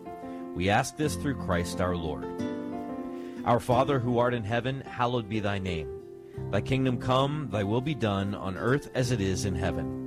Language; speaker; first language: English; native; English